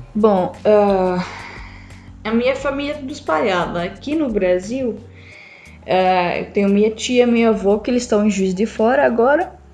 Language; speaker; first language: Portuguese; non-native, fluent; Arabic